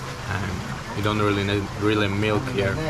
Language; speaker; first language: English; non-native, fluent; Azerbaijani